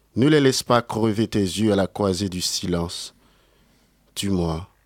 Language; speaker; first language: French; native; French